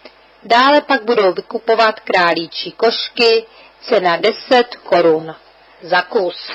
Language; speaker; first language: Czech; native; Czech